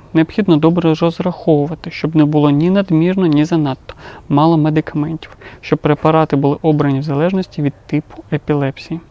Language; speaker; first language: Ukrainian; non-native, local second language; Russian